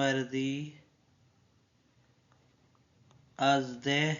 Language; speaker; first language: Persian; non-native, fluent; Urdu